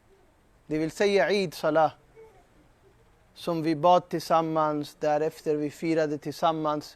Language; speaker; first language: Swedish; non-native, fluent; Urdu